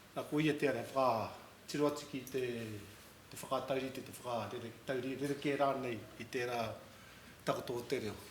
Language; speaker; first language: Māori; native; Māori